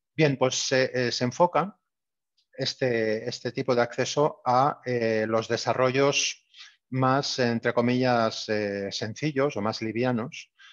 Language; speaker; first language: Spanish; native; Spanish